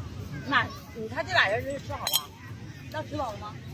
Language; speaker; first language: Chinese; native; Chinese